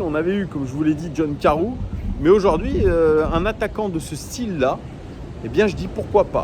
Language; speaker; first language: French; native; French